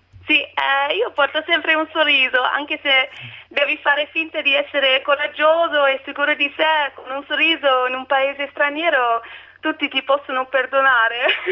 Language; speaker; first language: Italian; non-native, learner; English